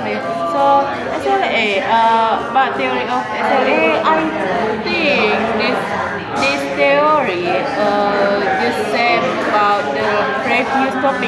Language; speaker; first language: English; non-native, learner; Indonesian